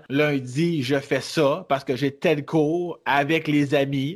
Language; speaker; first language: French; native; French